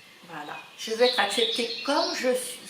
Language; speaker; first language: French; native; French